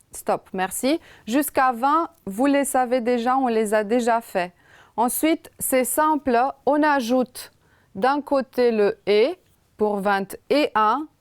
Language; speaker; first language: French; non-native, fluent; Romanian